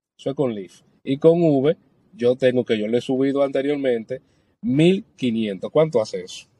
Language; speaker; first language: Spanish; native; Spanish